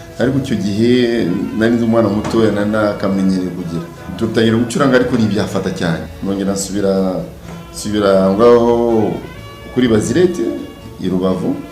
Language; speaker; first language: Kinyarwanda; early bilingual, heritage; Kinyarwanda